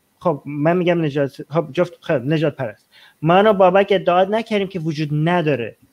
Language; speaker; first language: Persian; native; Persian